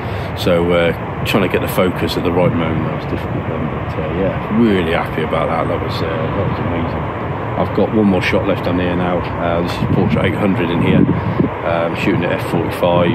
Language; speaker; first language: English; native; English